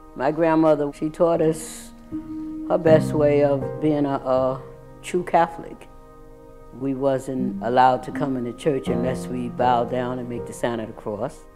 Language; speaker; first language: English; native; English